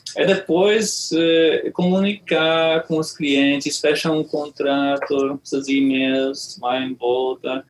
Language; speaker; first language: Portuguese; non-native, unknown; Hungarian